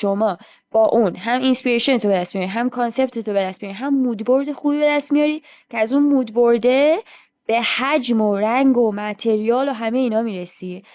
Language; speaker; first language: Persian; native; Persian